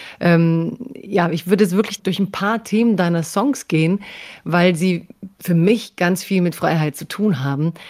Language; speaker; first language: German; early bilingual, other home language; Croatian